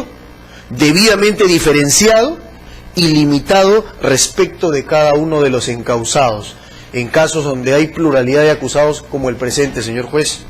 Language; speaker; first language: Spanish; native; Spanish